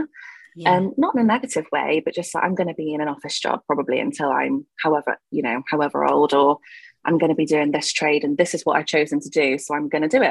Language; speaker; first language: English; native; English